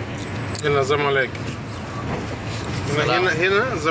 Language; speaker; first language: Arabic; non-native, learner; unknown